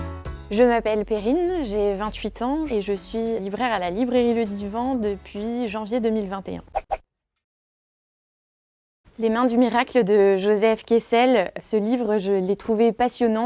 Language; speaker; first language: French; native; French